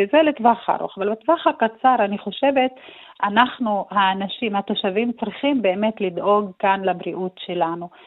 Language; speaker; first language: Hebrew; non-native, local second language; Arabic